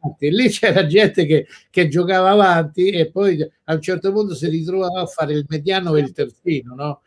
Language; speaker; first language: Italian; early bilingual, other home language; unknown